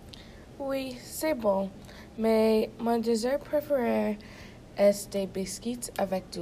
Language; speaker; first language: French; non-native, learner; English